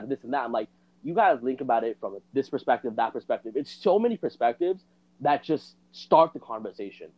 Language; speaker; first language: English; native; English